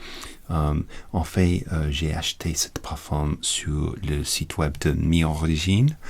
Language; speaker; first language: French; non-native, learner; English